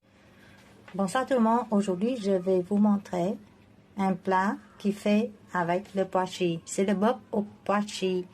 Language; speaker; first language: French; non-native, fluent; Vietnamese